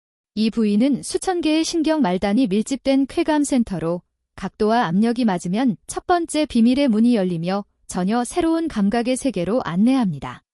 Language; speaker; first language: Korean; native; Korean